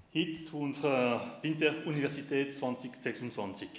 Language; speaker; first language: German; non-native, local second language; French